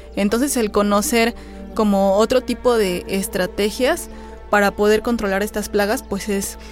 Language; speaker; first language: Spanish; native; Spanish